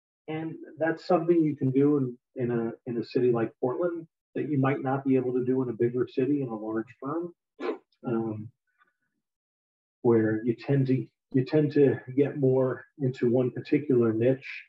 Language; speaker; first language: English; native; English